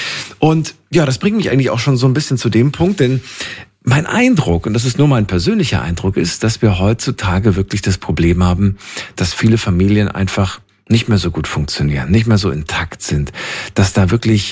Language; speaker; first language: German; native; German